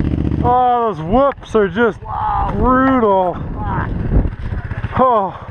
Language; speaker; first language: English; native; English